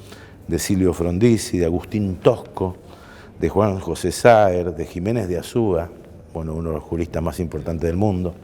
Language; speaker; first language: Spanish; native; Spanish